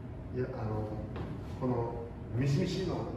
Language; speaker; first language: Japanese; native; Japanese